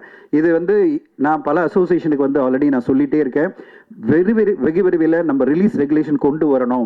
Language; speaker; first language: Tamil; native; Tamil